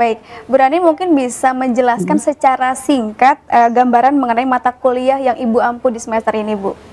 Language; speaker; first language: Indonesian; native; Indonesian